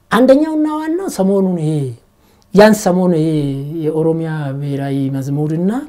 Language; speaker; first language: Amharic; non-native, local second language; Oromo